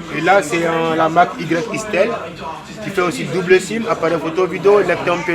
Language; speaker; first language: French; native; French